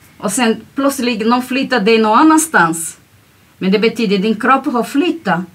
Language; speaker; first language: Swedish; non-native, fluent; Portuguese